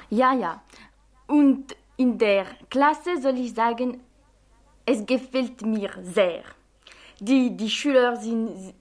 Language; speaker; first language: German; non-native, fluent; French